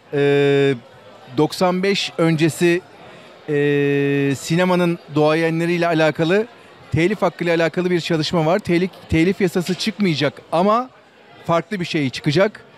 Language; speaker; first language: Turkish; native; Turkish